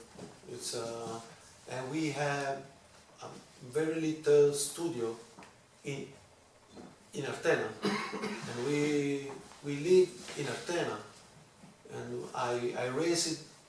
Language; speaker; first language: English; non-native, learner; Italian